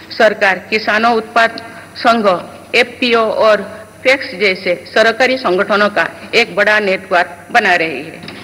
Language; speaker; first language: Hindi; non-native, local second language; Santali